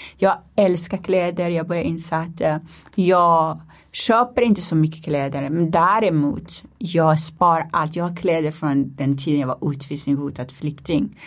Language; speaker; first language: Swedish; non-native, fluent; Persian